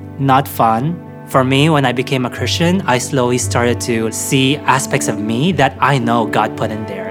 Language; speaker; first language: English; non-native, local second language; Filipino